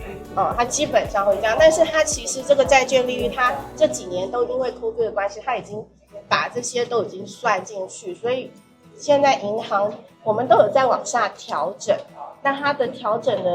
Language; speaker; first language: Chinese; native; Chinese